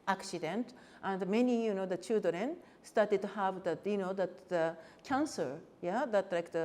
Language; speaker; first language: English; non-native, fluent; Japanese